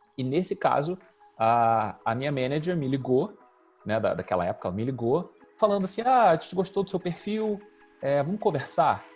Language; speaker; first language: Portuguese; native; Portuguese